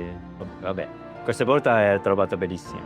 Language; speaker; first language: Italian; non-native, learner; Japanese